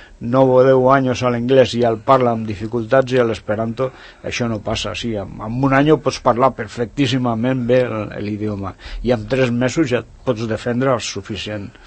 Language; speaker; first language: Catalan; non-native, local second language; Spanish